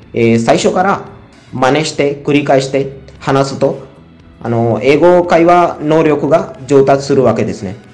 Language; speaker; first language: Japanese; non-native, fluent; Hindi